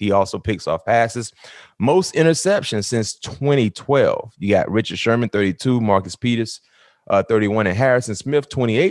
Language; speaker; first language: English; native; English